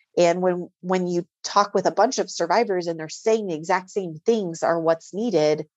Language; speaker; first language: English; native; English